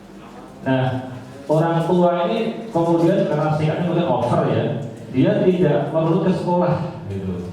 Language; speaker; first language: Indonesian; native; Indonesian